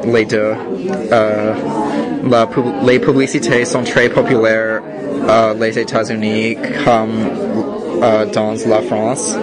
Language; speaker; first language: French; non-native, learner; English